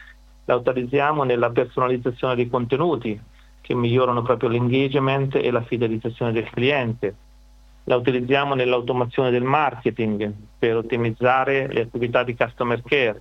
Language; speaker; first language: Italian; native; Italian